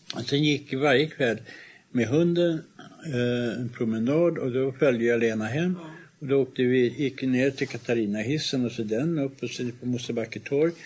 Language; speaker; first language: Swedish; native; Swedish